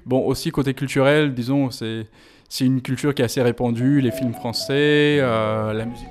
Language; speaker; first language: French; non-native, fluent; Tamil